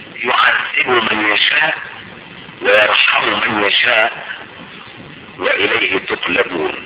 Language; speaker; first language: Arabic; native; Arabic